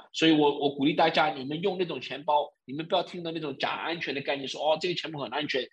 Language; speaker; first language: Chinese; early bilingual, heritage; Chinese